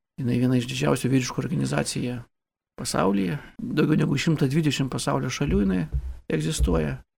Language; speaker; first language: Lithuanian; native; Lithuanian